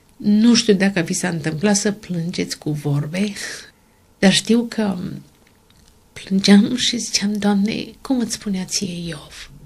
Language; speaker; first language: Romanian; native; Romanian